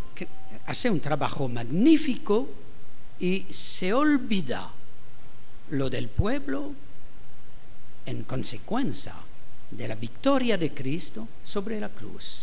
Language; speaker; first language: Spanish; non-native, fluent; French